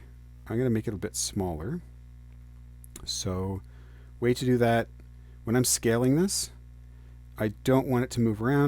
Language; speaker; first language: English; native; English